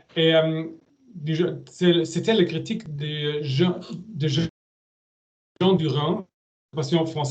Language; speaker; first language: French; non-native, learner; German